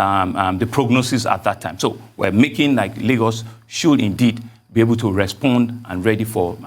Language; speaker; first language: English; non-native, local second language; Yoruba